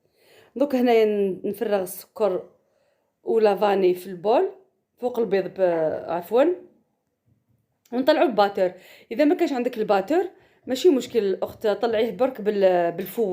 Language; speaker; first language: Arabic; native; Arabic